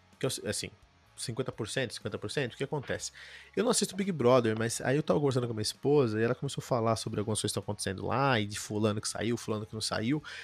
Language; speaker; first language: Portuguese; early bilingual, heritage; Portuguese